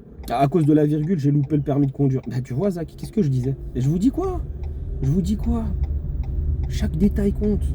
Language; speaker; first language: French; native; French